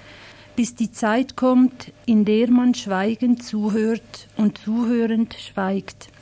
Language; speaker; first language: German; native; German